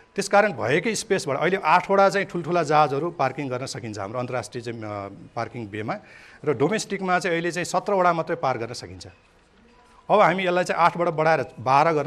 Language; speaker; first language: Nepali; native; Nepali